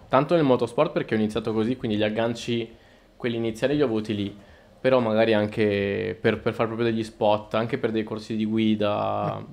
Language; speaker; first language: Italian; early bilingual, other home language; Spanish